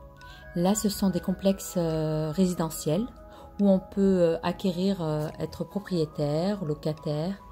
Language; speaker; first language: French; non-native, local second language; Arabic